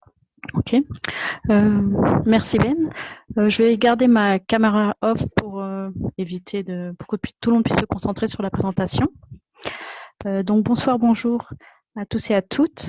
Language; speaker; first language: French; native; French